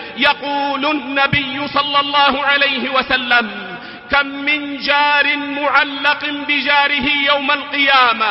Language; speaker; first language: Arabic; native; Arabic